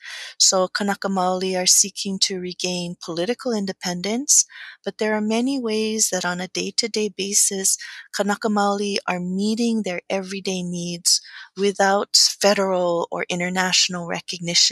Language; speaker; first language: English; native; English